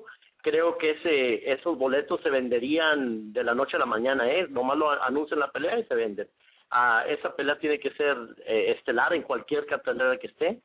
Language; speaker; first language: Spanish; native; Spanish